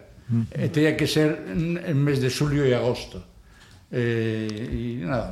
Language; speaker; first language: Galician; non-native, local second language; Spanish